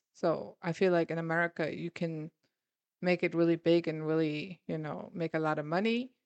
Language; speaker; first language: English; non-native, fluent; German